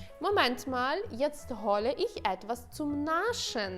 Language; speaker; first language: German; non-native, fluent; Ukrainian